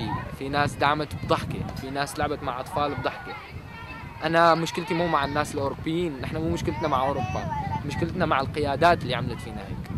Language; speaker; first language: Arabic; native; Arabic